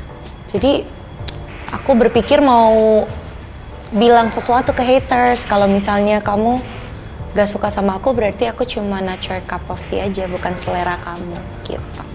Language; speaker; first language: Indonesian; native; Indonesian